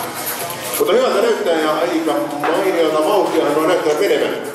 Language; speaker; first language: Finnish; native; Finnish